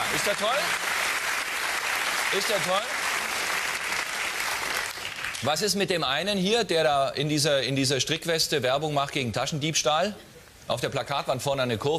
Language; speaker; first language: German; native; German